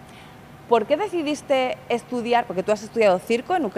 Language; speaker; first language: Spanish; native; Spanish